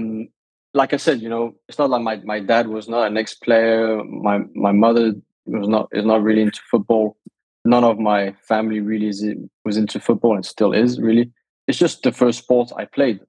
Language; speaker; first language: English; non-native, fluent; Danish